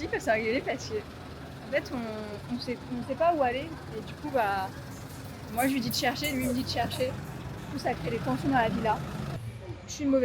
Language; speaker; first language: French; native; French